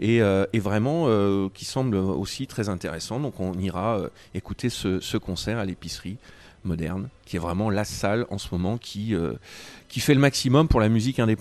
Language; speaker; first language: French; native; French